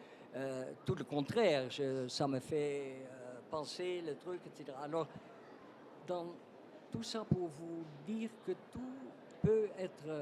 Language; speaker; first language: French; non-native, fluent; Dutch